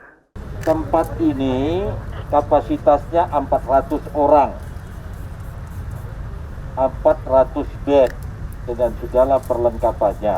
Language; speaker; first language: Indonesian; native; Indonesian